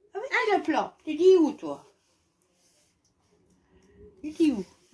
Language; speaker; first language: French; native; French